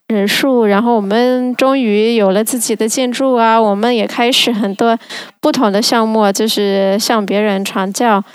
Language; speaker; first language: Chinese; non-native, fluent; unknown